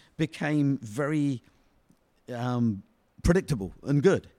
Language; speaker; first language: English; native; English